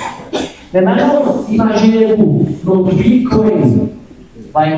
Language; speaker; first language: French; non-native, fluent; German